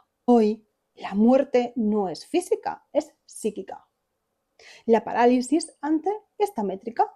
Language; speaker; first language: Spanish; native; Spanish